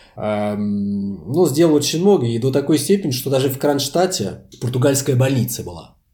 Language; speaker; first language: Russian; non-native, fluent; Portuguese